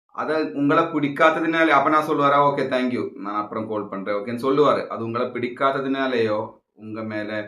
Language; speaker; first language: Tamil; non-native, local second language; Malayalam